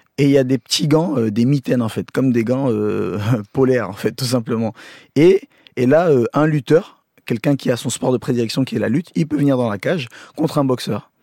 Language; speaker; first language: French; early bilingual, other home language; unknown